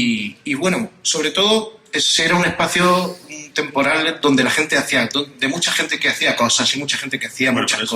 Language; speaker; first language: Spanish; native; Spanish